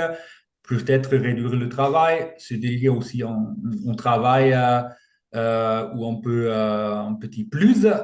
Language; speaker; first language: French; non-native, fluent; German